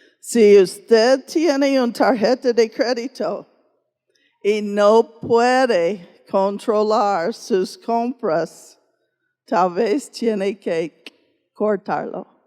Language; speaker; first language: Spanish; non-native, fluent; English